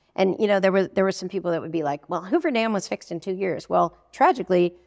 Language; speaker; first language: English; native; English